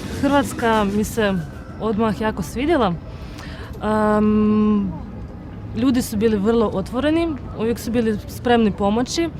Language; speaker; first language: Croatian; non-native, fluent; Ukrainian